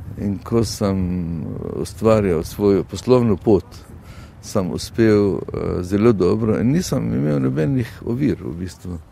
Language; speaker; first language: Slovenian; non-native, fluent; Arabic